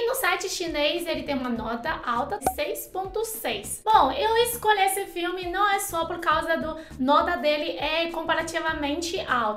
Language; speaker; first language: Portuguese; non-native, fluent; Chinese